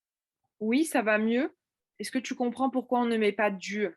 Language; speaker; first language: French; native; French